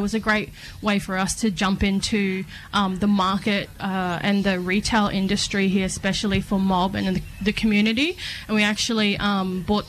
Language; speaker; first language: English; native; English